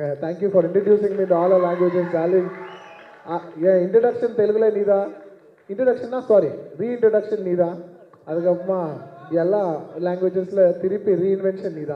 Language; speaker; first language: Tamil; non-native, local second language; Telugu